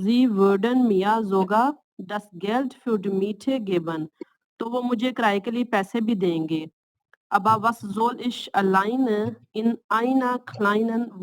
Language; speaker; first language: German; non-native, learner; Urdu